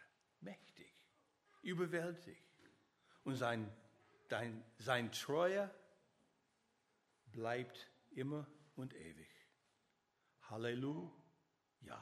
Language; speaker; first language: German; non-native, learner; English